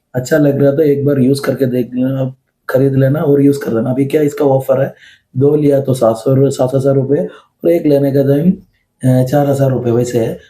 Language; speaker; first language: Hindi; non-native, local second language; Malayalam